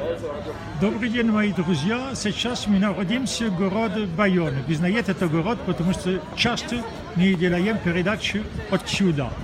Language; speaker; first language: Russian; non-native, fluent; French